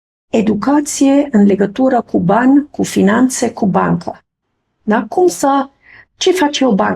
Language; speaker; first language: Romanian; non-native, fluent; German